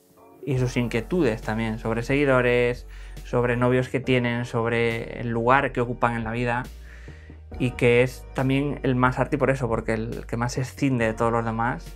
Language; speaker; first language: Spanish; native; Spanish